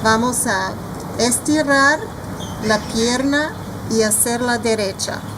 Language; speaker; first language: Spanish; non-native, fluent; English